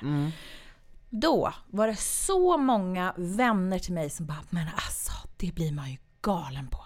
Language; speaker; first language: Swedish; native; Swedish